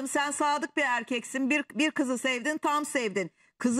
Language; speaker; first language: Turkish; native; Turkish